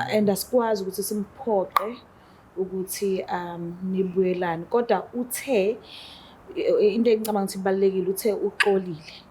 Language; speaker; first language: Zulu; native; Zulu